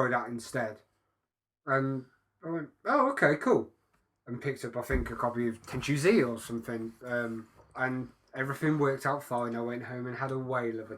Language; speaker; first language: English; native; English